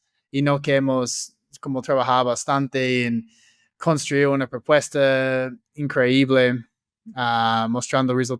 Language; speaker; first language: Spanish; non-native, fluent; English